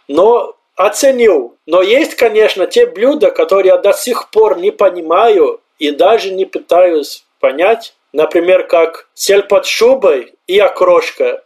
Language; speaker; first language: Russian; non-native, fluent; Portuguese